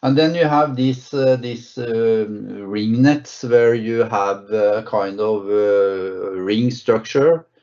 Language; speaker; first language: English; non-native, fluent; Norwegian